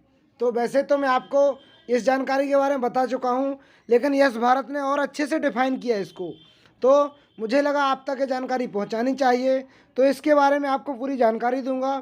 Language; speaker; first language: Hindi; native; Hindi